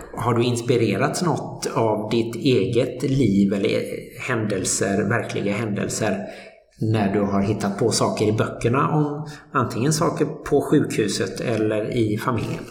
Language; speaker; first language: Swedish; native; Swedish